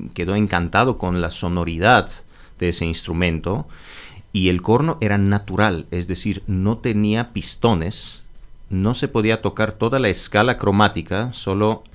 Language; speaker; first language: Spanish; early bilingual, other home language; Armenian